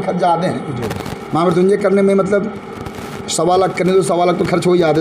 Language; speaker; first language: Hindi; native; Hindi